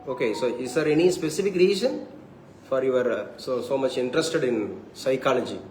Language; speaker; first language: English; non-native, local second language; Tamil